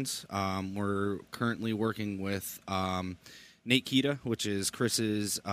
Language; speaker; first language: English; native; English